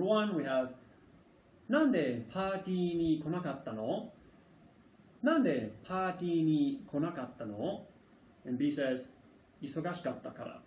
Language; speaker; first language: Japanese; non-native, fluent; English